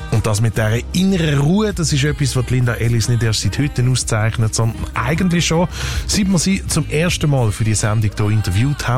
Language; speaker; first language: German; native; German